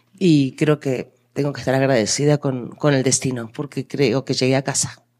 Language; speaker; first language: Spanish; native; Spanish